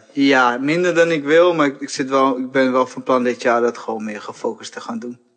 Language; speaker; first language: Dutch; early bilingual, other home language; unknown